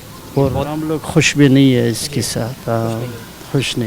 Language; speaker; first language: Hindi; non-native, learner; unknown